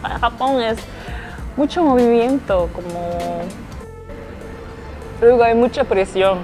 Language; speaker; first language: Spanish; non-native, fluent; Japanese